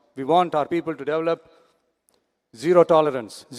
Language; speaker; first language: English; non-native, local second language; Tamil